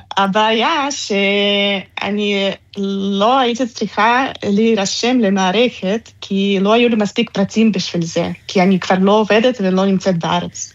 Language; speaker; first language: Hebrew; non-native, fluent; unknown